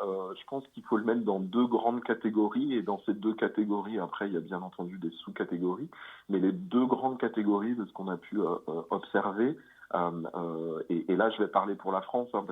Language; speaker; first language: French; native; French